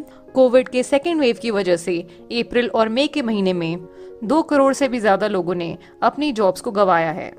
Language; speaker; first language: Hindi; native; Hindi